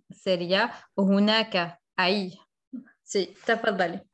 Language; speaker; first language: Spanish; non-native, fluent; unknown